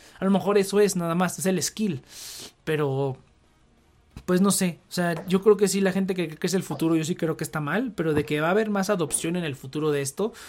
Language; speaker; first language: Spanish; native; Spanish